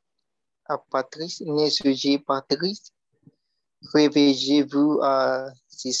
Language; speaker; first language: French; non-native, learner; Spanish